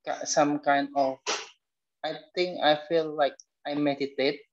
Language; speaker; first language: English; non-native, learner; Indonesian